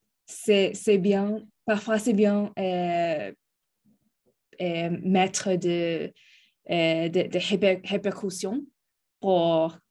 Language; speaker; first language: French; non-native, learner; Spanish